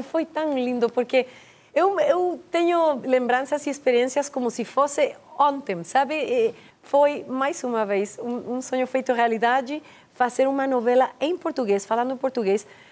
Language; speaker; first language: Portuguese; non-native, fluent; Spanish